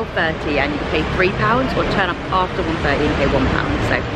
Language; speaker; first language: English; native; English